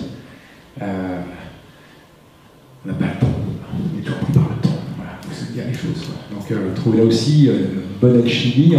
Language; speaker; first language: French; native; French